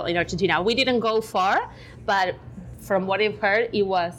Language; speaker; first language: English; non-native, fluent; Spanish